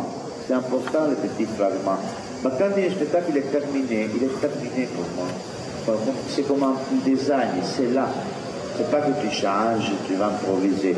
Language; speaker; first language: French; non-native, fluent; Italian